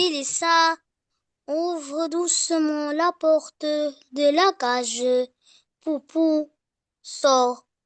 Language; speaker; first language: French; non-native, learner; Arabic